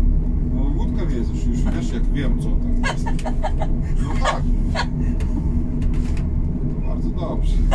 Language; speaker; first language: Polish; non-native, learner; Russian